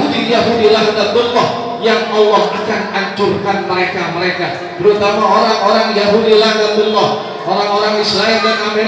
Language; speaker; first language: Indonesian; native; Indonesian